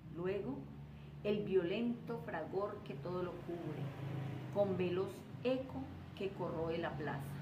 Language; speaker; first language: Spanish; native; Spanish